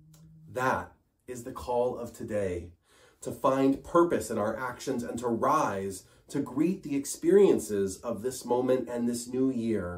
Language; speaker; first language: English; native; English